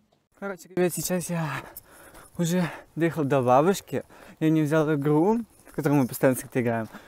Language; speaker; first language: Russian; native; Russian